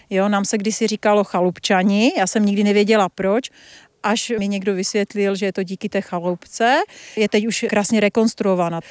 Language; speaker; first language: Czech; native; Czech